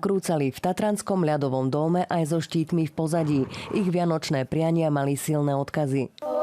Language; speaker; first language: Slovak; native; Slovak